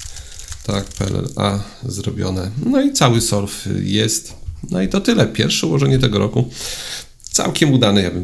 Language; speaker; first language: Polish; native; Polish